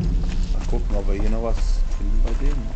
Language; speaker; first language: German; native; German